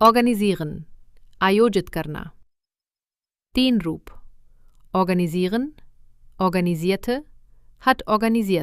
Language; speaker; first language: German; non-native, fluent; Hindi